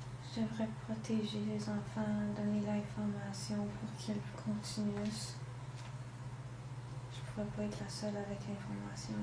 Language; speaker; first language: French; non-native, local second language; English